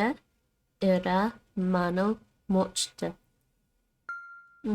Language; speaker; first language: Lithuanian; non-native, learner; Dutch